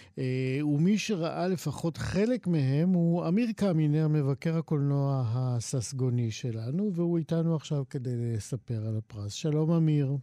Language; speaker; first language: Hebrew; native; Hebrew